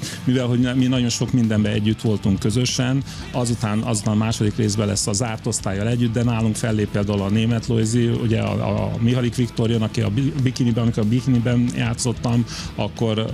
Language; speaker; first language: Hungarian; native; Hungarian